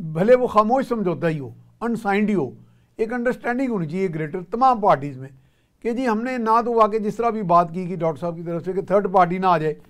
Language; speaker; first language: Urdu; native; Urdu